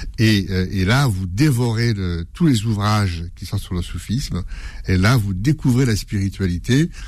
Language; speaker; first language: French; early bilingual, other home language; Kabyle